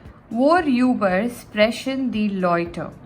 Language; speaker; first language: German; non-native, fluent; Gujarati